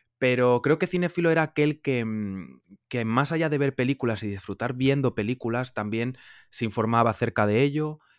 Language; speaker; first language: Spanish; native; Spanish